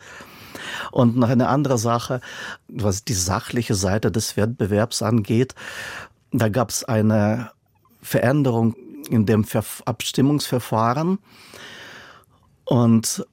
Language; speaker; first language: German; non-native, fluent; Russian